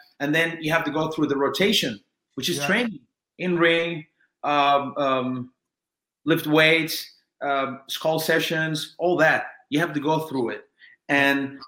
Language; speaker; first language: English; non-native, fluent; Spanish